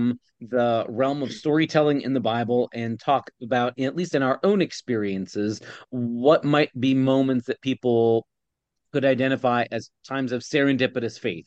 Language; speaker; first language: English; native; English